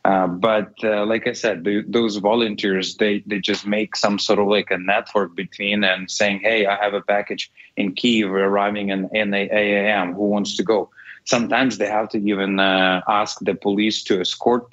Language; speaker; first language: English; non-native, fluent; Ukrainian